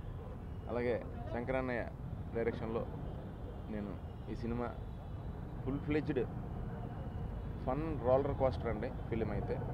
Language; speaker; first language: Telugu; native; Telugu